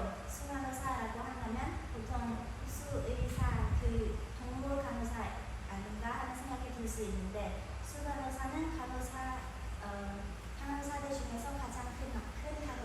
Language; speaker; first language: Korean; non-native, fluent; Khmer